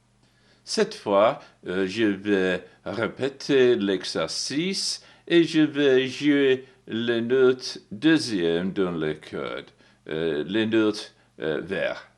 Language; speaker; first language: French; non-native, learner; English